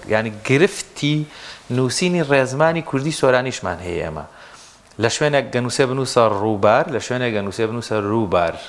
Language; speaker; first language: Central Kurdish; non-native, local second language; Gurani